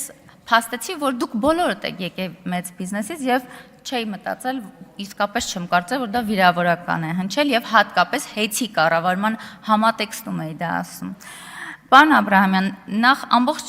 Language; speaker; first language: Armenian; native; Armenian